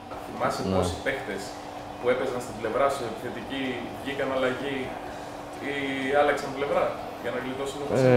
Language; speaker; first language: Greek; native; Greek